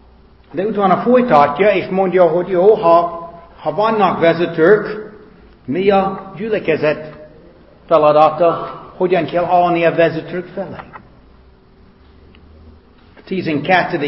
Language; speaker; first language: Hungarian; non-native, fluent; English